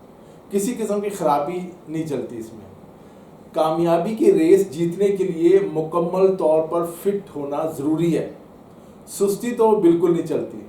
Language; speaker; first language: Urdu; native; Urdu